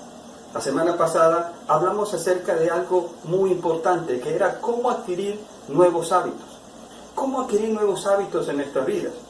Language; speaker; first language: Spanish; native; Spanish